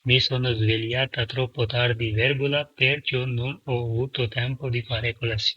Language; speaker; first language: Italian; non-native, fluent; Punjabi